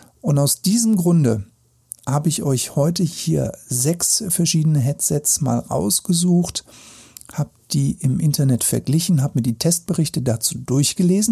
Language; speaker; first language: German; native; German